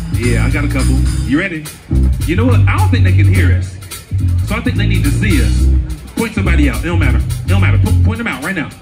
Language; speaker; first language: English; native; English